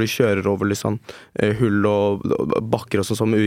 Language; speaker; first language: Norwegian; early bilingual, other home language; Turkish